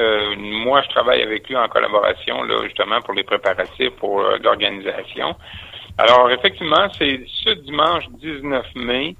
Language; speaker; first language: French; native; French